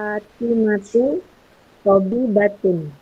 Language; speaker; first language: Arabic; non-native, learner; Indonesian